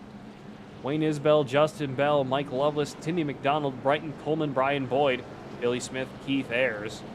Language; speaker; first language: English; native; English